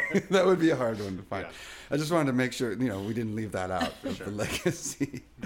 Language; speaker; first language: English; native; English